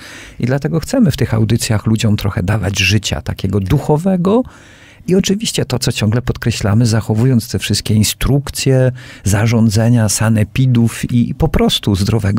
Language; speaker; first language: Polish; native; Polish